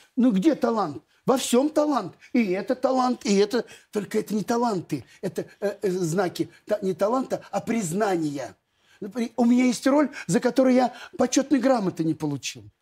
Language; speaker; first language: Russian; native; Russian